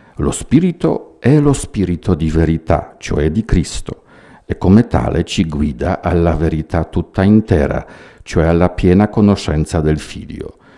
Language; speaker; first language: Italian; non-native, fluent; Polish